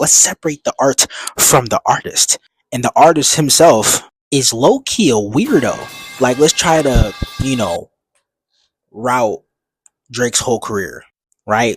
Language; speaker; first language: English; native; English